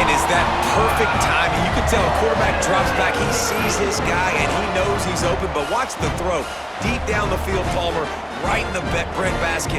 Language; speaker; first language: English; native; English